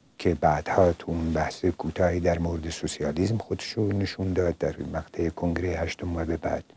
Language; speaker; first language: Persian; non-native, local second language; Central Kurdish